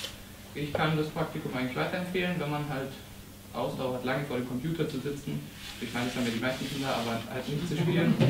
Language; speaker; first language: German; native; German